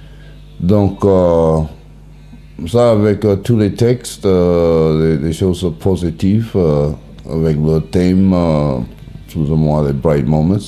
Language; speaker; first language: French; non-native, learner; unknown